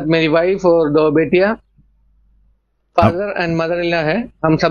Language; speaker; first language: Hindi; non-native, local second language; Malayalam